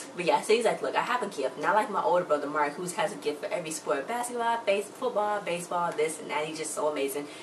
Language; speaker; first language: English; native; English